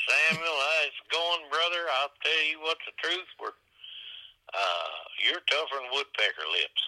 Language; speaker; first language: English; native; English